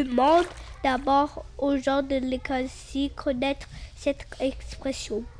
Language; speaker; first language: French; non-native, learner; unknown